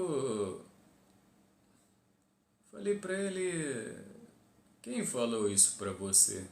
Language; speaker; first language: Portuguese; non-native, fluent; Arabic